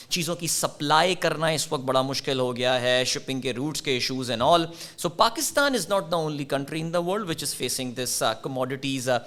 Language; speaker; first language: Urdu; native; Urdu